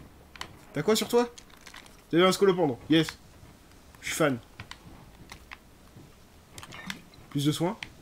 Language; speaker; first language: French; native; French